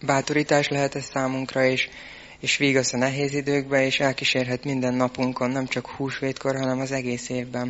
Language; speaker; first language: Hungarian; native; Hungarian